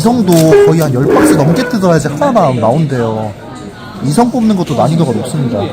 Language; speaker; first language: Korean; native; Korean